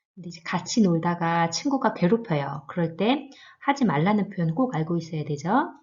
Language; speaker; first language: Korean; native; Korean